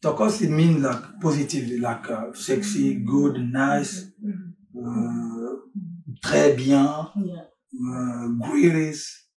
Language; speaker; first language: English; non-native, learner; French